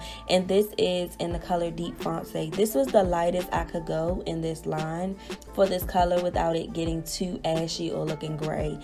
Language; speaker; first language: English; native; English